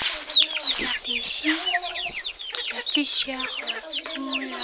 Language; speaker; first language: French; non-native, local second language; Arabic